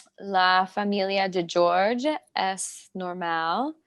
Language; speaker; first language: Spanish; non-native, learner; English